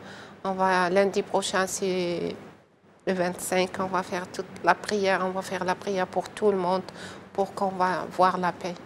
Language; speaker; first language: French; non-native, learner; Arabic